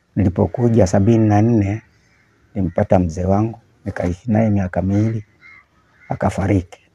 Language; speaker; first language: Swahili; non-native, local second language; Luyia